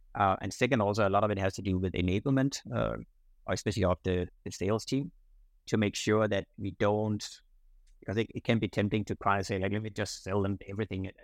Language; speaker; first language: English; non-native, fluent; Danish